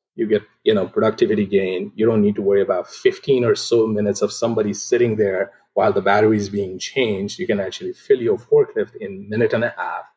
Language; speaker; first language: English; non-native, local second language; Nepali